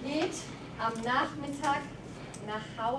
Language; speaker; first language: German; non-native, fluent; English